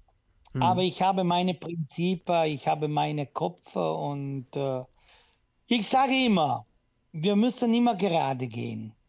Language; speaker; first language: German; non-native, local second language; Italian